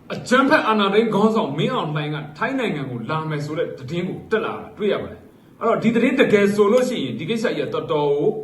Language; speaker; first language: Burmese; native; Burmese